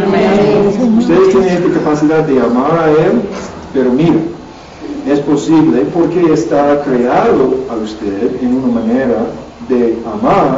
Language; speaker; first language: Spanish; non-native, learner; English